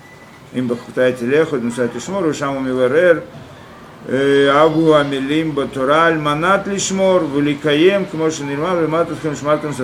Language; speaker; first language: Hebrew; non-native, fluent; Russian